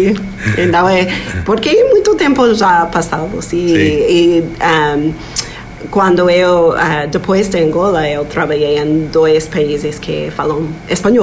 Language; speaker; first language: Portuguese; non-native, fluent; English